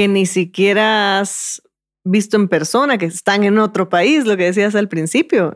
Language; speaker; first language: Spanish; native; Spanish